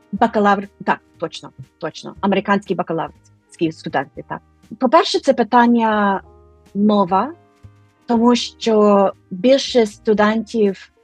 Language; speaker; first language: Ukrainian; non-native, fluent; English